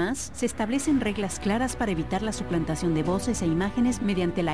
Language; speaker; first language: Spanish; native; Spanish